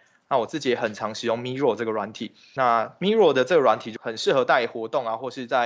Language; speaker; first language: Chinese; native; Chinese